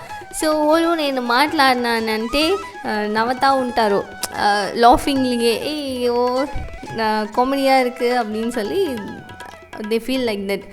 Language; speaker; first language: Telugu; non-native, learner; Tamil